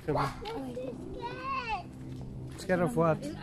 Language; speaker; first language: English; non-native, fluent; Portuguese